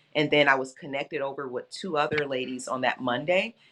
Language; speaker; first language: English; native; English